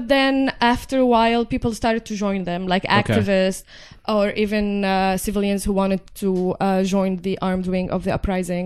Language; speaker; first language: English; non-native, fluent; Arabic